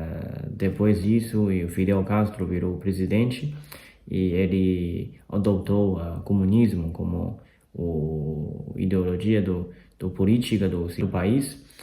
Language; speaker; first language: Portuguese; non-native, fluent; Chinese